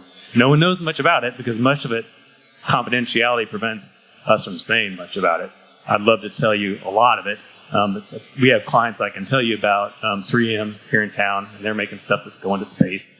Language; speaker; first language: English; native; English